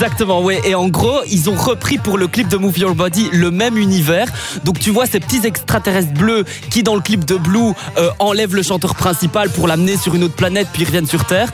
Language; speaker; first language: French; native; French